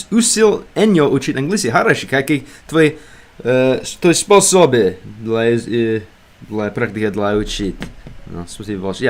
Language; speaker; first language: Russian; non-native, learner; English